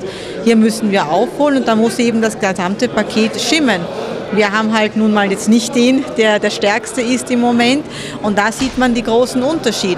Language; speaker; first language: German; early bilingual, other home language; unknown